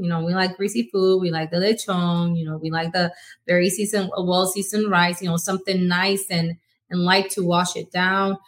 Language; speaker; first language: English; non-native, local second language; Spanish